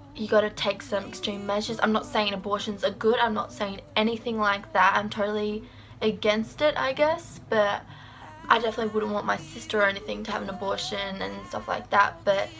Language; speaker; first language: English; native; English